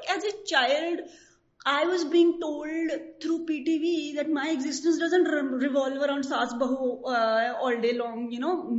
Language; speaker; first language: English; non-native, local second language; Urdu